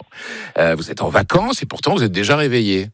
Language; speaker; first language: French; native; French